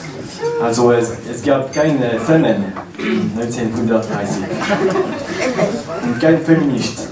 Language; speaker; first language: German; non-native, learner; French